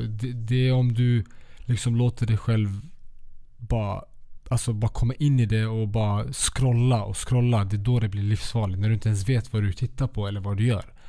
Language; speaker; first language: Swedish; early bilingual, other home language; Kurdish